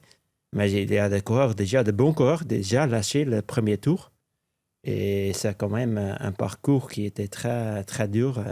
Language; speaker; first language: French; non-native, local second language; Dutch